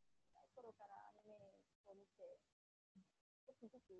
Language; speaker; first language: Japanese; non-native, fluent; Romanian